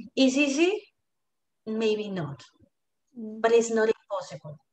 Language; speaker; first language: English; non-native, fluent; Spanish